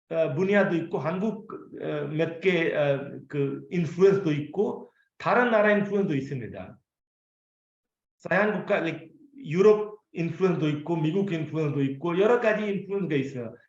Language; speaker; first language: Korean; non-native, fluent; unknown